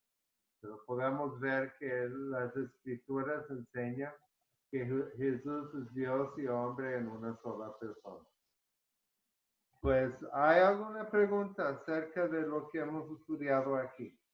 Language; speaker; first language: Spanish; early bilingual, heritage; Spanish